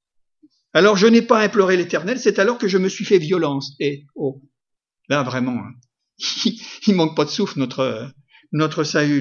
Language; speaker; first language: French; native; French